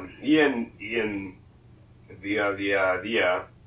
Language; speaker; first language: Spanish; non-native, learner; English